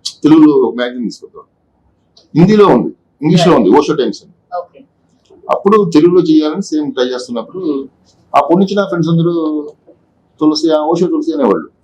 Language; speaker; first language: Telugu; native; Telugu